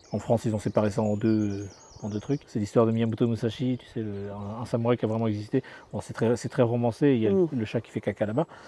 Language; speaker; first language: French; native; French